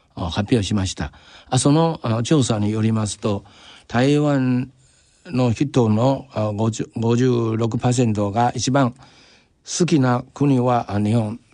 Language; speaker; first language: Japanese; non-native, fluent; Chinese